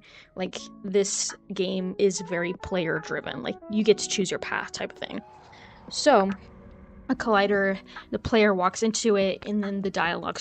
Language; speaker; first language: English; native; English